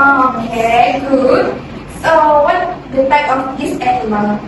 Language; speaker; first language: English; non-native, local second language; Malay